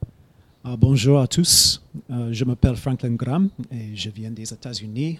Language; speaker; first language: French; non-native, fluent; English